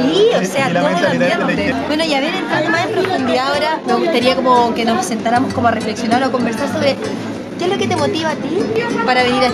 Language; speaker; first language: Spanish; native; Spanish